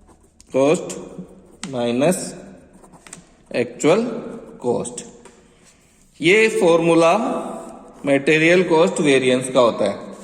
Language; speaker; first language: Hindi; native; Hindi